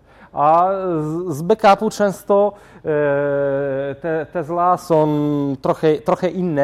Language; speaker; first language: Polish; non-native, fluent; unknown